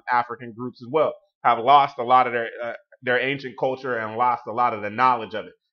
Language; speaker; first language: English; native; English